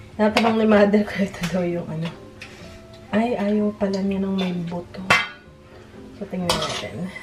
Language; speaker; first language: Filipino; native; Filipino